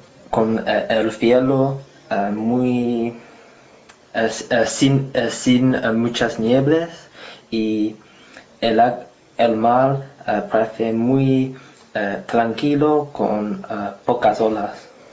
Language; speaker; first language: Spanish; non-native, fluent; English